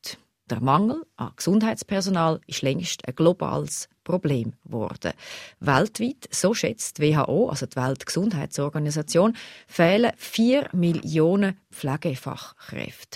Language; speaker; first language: German; native; German